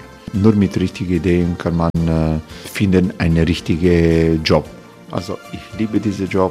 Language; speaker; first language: German; non-native, fluent; Croatian